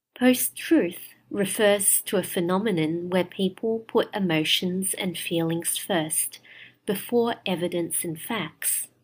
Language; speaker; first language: English; non-native, fluent; Chinese